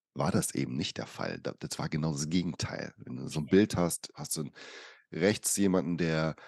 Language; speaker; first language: German; early bilingual, other home language; Portuguese